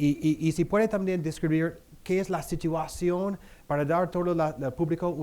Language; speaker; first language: Spanish; non-native, fluent; English